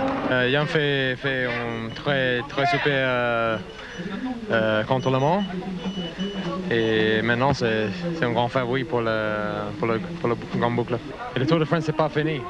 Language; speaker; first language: French; non-native, learner; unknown